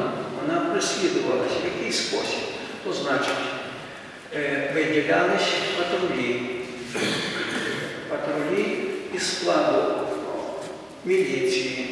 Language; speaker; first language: Ukrainian; native; Ukrainian